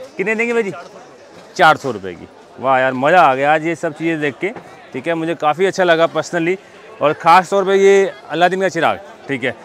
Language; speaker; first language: Hindi; native; Hindi